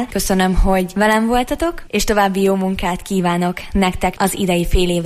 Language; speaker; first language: Hungarian; native; Hungarian